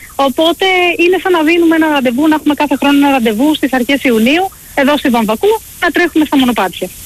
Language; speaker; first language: Greek; native; Greek